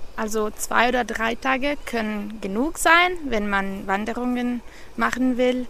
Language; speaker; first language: German; non-native, fluent; Italian